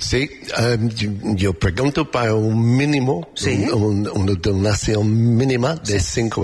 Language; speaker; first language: Spanish; non-native, learner; English